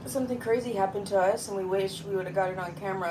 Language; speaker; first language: English; native; English